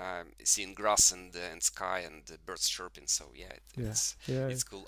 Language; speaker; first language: English; non-native, fluent; Russian